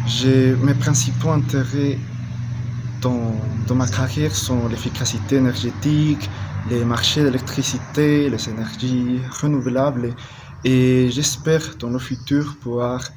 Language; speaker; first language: French; non-native, learner; Spanish